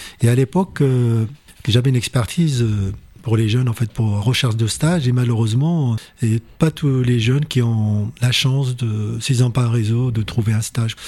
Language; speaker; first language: French; non-native, local second language; Arabic